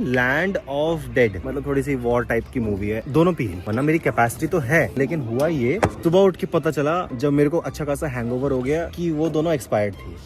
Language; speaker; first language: Hindi; native; Hindi